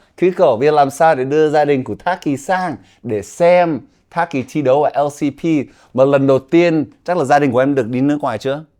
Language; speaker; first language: Vietnamese; early bilingual, heritage; Vietnamese